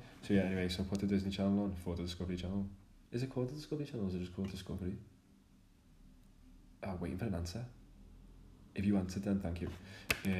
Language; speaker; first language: English; native; English